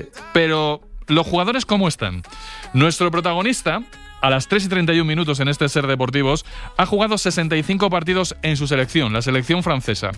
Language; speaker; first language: Spanish; native; Spanish